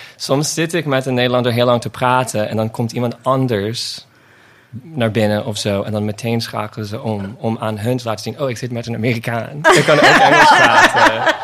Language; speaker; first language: Dutch; non-native, fluent; English